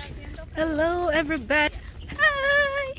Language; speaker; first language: English; non-native, local second language; Filipino